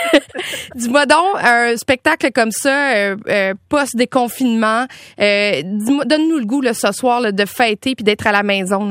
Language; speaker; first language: French; native; French